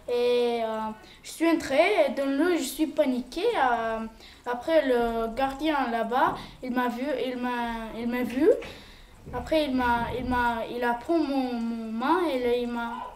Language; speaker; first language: French; non-native, learner; Bulgarian